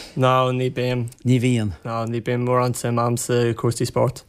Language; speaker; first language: Irish; non-native, local second language; English